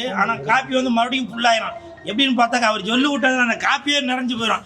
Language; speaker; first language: Tamil; native; Tamil